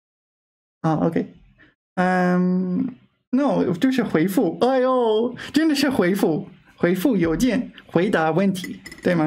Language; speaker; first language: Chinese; non-native, fluent; English